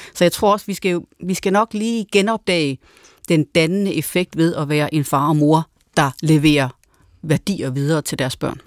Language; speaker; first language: Danish; native; Danish